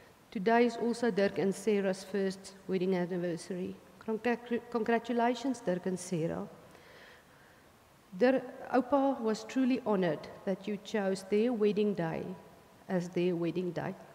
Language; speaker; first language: English; non-native, local second language; Afrikaans